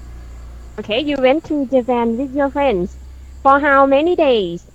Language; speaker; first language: English; non-native, fluent; Thai